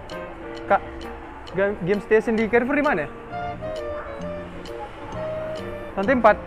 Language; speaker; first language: Indonesian; native; Indonesian